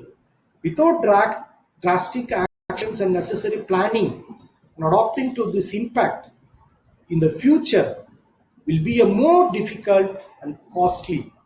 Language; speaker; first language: English; non-native, local second language; Tamil